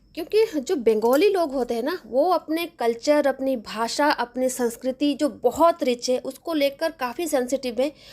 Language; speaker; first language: Hindi; non-native, local second language; Bangla